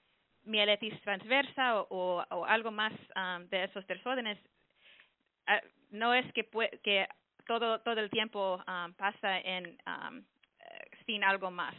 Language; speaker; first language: Spanish; early bilingual, heritage; English